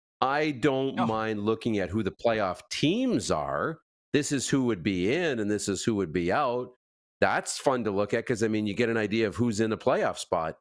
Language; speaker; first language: English; native; English